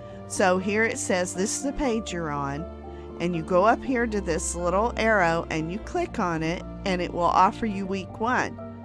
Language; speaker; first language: English; native; English